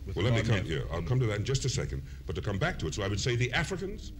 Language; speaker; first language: English; native; English